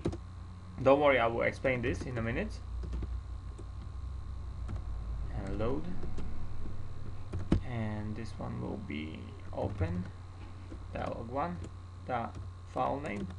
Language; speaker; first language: English; non-native, fluent; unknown